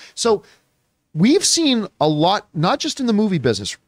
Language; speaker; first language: English; native; English